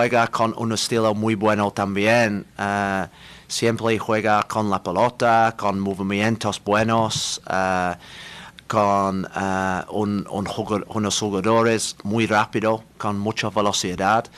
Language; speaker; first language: Spanish; non-native, learner; English